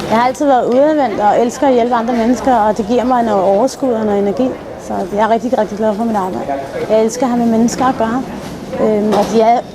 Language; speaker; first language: Danish; early bilingual, other home language; Arabic